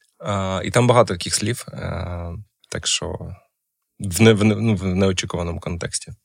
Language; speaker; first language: Ukrainian; non-native, local second language; Russian